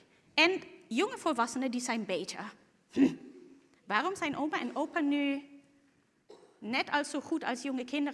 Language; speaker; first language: Dutch; non-native, fluent; German